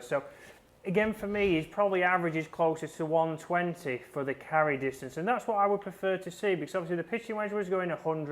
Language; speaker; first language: English; native; English